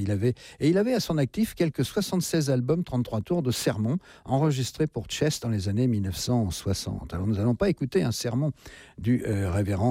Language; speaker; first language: French; native; French